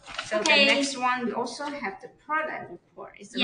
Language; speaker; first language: English; non-native, learner; Chinese